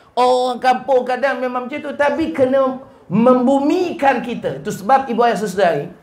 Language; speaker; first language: Malay; native; Malay